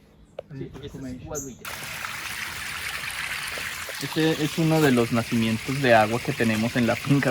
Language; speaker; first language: Spanish; native; Spanish